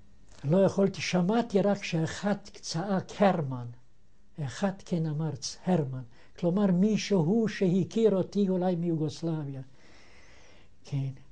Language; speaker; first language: Hebrew; non-native, fluent; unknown